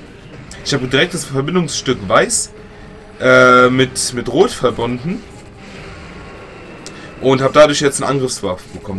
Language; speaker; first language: German; native; German